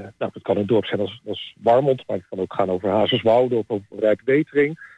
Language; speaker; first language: Dutch; native; Dutch